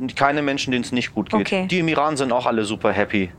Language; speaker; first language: German; early bilingual, other home language; Persian